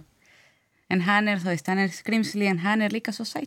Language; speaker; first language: Icelandic; non-native, learner; Spanish